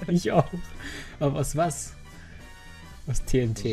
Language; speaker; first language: German; native; German